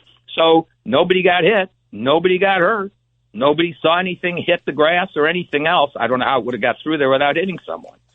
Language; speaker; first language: English; native; English